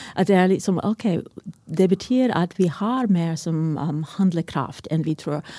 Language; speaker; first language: Norwegian; non-native, fluent; English